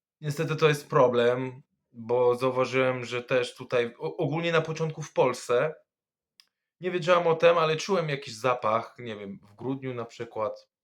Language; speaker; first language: Polish; non-native, fluent; French